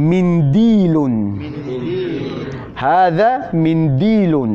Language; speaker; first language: Arabic; non-native, fluent; Filipino